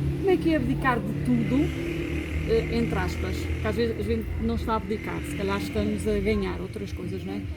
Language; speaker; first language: Portuguese; native; Portuguese